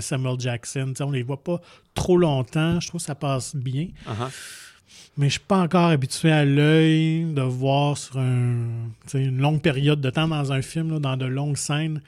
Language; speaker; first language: French; native; French